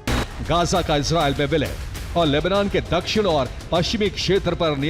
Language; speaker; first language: Hindi; native; Hindi